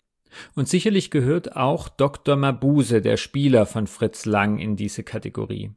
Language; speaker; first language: German; native; German